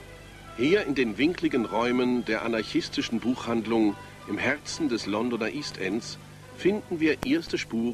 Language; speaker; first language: German; native; German